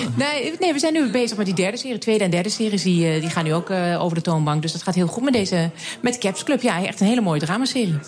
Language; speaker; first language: Dutch; native; Dutch